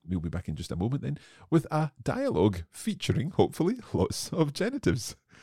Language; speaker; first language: English; native; English